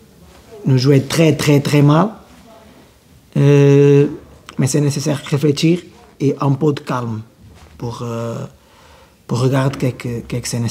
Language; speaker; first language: French; non-native, learner; Portuguese